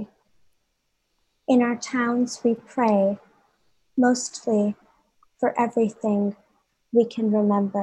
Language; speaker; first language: English; non-native, local second language; Hindi